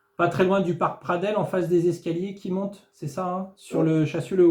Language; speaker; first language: French; native; French